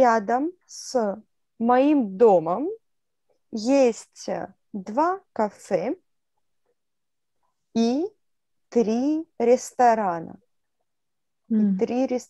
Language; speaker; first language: Russian; non-native, fluent; French